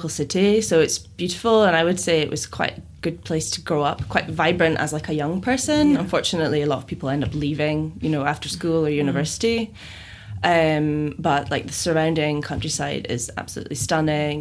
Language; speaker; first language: English; native; English